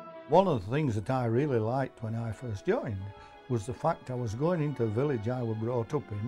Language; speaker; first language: English; native; English